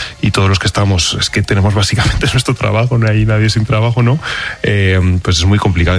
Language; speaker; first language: Spanish; native; Spanish